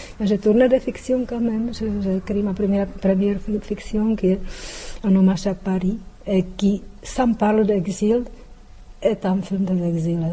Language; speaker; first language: French; non-native, fluent; Czech